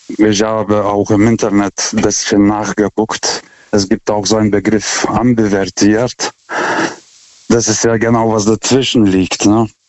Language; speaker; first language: German; non-native, fluent; Russian